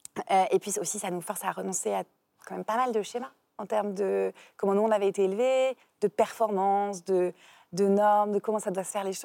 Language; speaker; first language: French; native; French